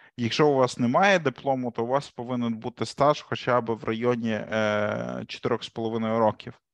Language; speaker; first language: Ukrainian; native; Ukrainian